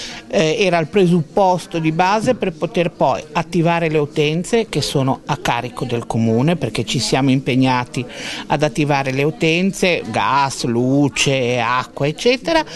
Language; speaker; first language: Italian; native; Italian